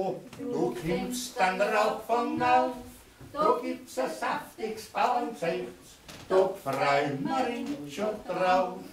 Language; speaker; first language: German; native; German